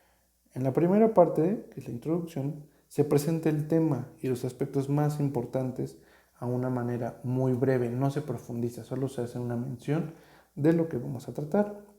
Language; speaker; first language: Spanish; native; Spanish